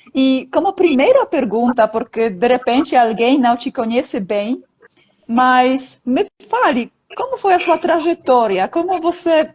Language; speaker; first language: Portuguese; non-native, fluent; Polish